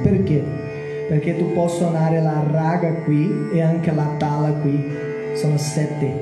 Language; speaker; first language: Italian; non-native, learner; Portuguese